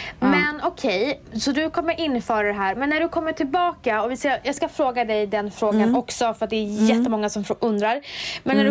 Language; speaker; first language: Swedish; native; Swedish